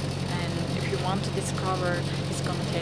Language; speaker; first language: English; non-native, fluent; Chinese